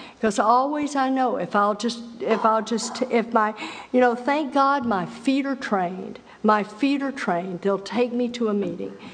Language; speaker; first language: English; native; English